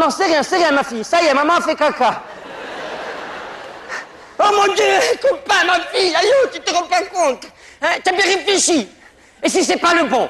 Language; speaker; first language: French; native; French